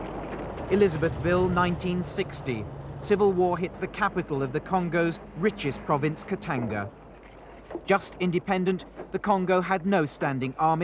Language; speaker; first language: English; native; English